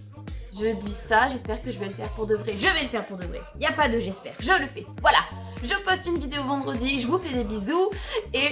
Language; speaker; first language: French; native; French